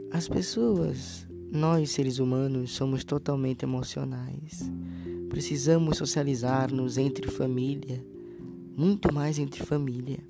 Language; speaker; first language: Portuguese; native; Portuguese